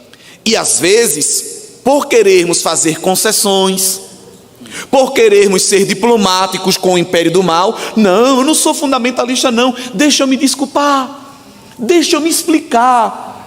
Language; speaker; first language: Portuguese; native; Portuguese